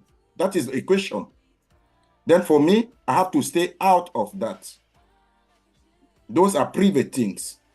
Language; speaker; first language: English; non-native, learner; French